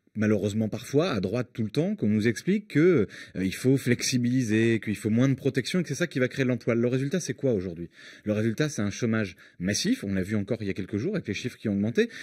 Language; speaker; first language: French; native; French